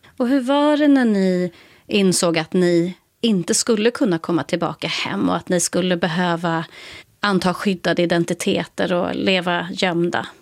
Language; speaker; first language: Swedish; native; Swedish